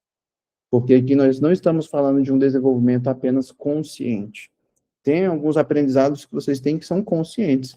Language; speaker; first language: Portuguese; native; Portuguese